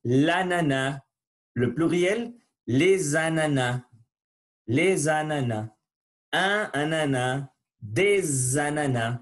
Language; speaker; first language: French; non-native, learner; Spanish